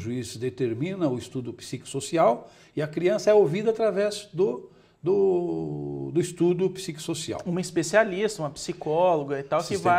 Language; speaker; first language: Portuguese; native; Portuguese